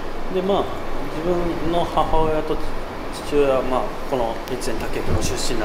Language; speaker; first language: Japanese; native; Japanese